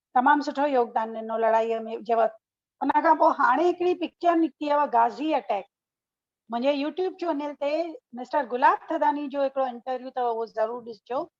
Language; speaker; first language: Sindhi; early bilingual, heritage; Sindhi